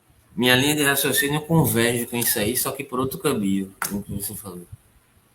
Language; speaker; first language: Portuguese; native; Portuguese